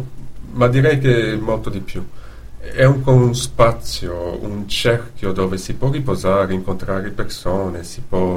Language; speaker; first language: Italian; non-native, fluent; Dutch